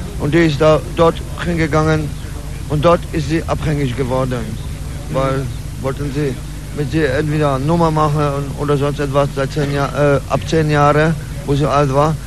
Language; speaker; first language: German; non-native, learner; Polish